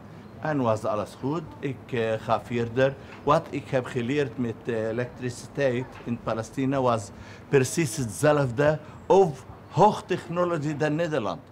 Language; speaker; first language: Dutch; non-native, learner; Arabic